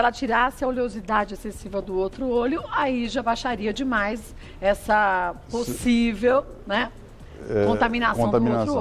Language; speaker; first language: Portuguese; native; Portuguese